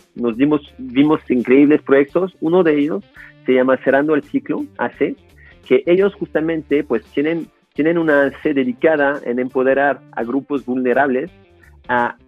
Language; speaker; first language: Spanish; non-native, fluent; French